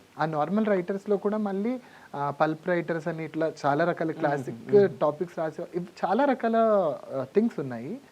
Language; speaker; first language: Telugu; non-native, local second language; Lambadi